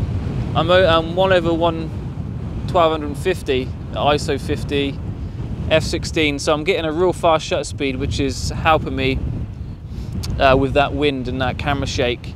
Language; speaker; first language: English; native; English